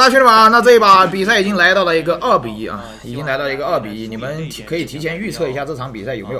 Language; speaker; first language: Chinese; native; Chinese